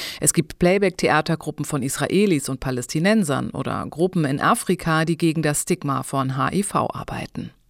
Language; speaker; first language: German; native; German